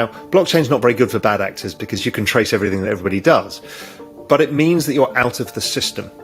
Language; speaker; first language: English; native; English